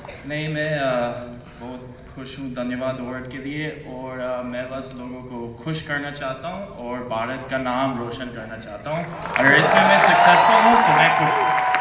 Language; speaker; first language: Hindi; non-native, fluent; English